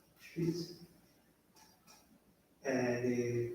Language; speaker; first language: English; non-native, learner; Portuguese